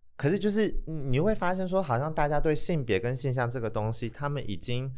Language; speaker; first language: Chinese; native; Chinese